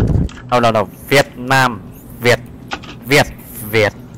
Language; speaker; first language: English; non-native, learner; Vietnamese